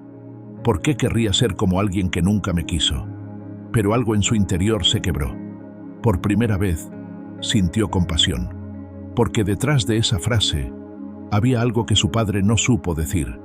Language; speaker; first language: Spanish; native; Spanish